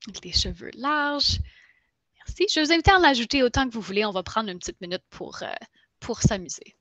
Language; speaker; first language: French; native; French